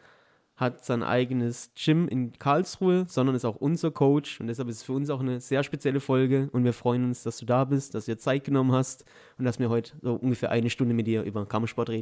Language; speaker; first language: German; native; German